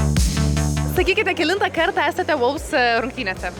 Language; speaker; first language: Lithuanian; native; Lithuanian